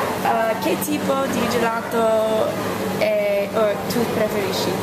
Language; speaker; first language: Italian; non-native, learner; English